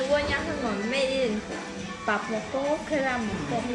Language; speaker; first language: Korean; non-native, learner; Vietnamese